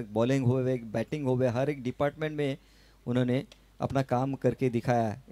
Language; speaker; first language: Hindi; non-native, local second language; Marathi